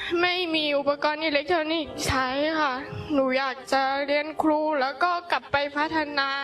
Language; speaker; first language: Thai; non-native, local second language; Hmong